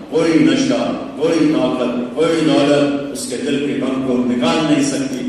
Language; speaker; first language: Urdu; non-native, local second language; Punjabi